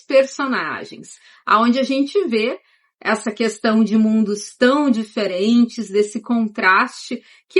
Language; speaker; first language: Portuguese; native; Portuguese